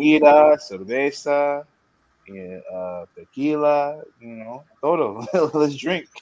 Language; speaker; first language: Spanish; non-native, learner; English